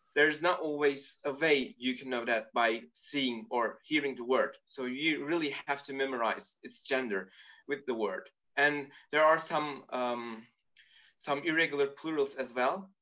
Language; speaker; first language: English; non-native, fluent; Turkish